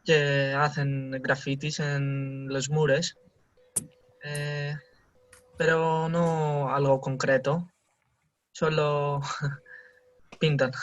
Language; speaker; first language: Spanish; non-native, learner; Greek